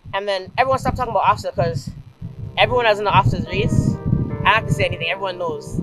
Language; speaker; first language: English; native; English